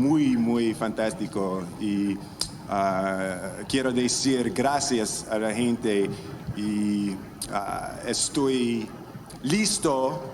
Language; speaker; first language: Spanish; non-native, learner; English